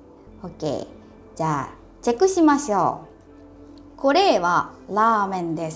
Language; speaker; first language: Japanese; non-native, fluent; Indonesian